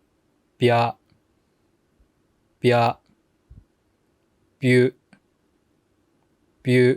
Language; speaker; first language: Japanese; native; Japanese